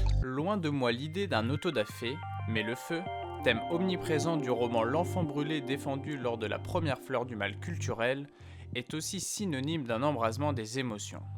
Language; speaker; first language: French; native; French